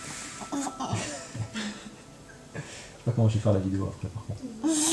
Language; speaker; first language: French; native; French